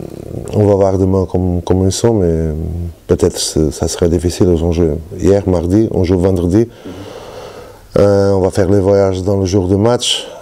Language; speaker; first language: French; non-native, learner; Portuguese